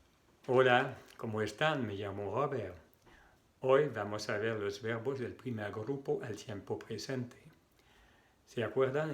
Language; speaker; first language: Spanish; non-native, fluent; French